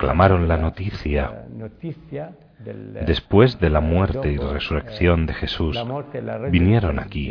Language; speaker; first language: Spanish; non-native, fluent; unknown